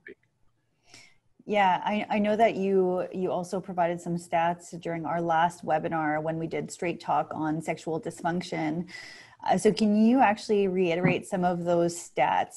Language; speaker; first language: English; native; English